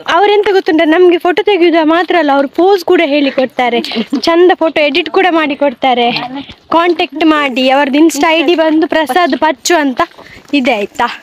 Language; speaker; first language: Kannada; non-native, local second language; Tulu